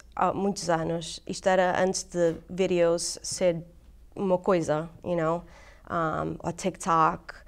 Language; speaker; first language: Portuguese; early bilingual, heritage; English